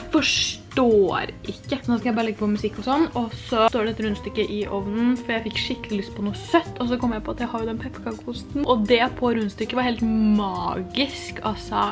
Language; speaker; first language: Norwegian; native; Norwegian